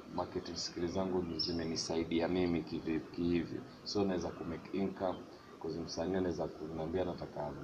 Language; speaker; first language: Swahili; non-native, local second language; Giryama